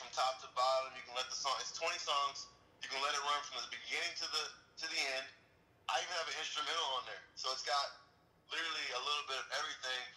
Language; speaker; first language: English; native; English